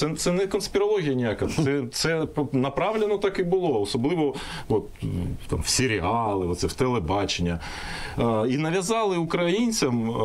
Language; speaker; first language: Ukrainian; non-native, local second language; Russian